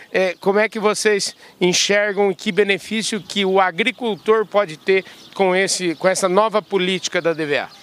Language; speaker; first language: Portuguese; native; Portuguese